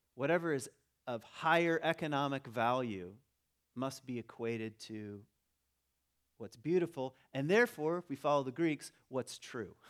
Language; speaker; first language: English; native; English